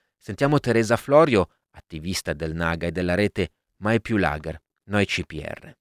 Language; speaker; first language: Italian; native; Italian